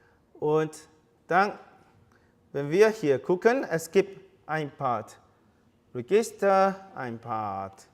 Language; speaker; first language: German; non-native, fluent; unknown